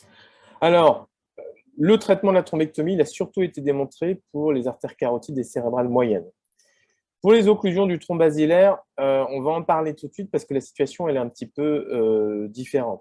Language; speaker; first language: French; native; French